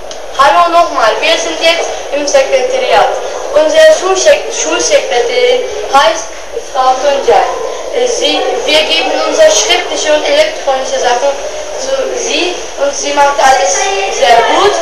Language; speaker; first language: German; non-native, learner; Turkish